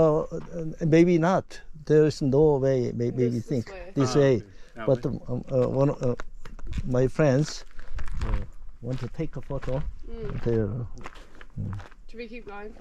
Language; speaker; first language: English; non-native, learner; Korean